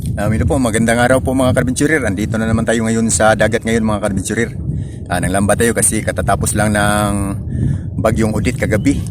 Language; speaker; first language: Filipino; non-native, local second language; Cebuano